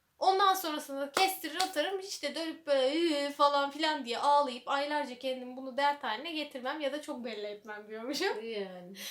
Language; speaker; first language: Turkish; native; Turkish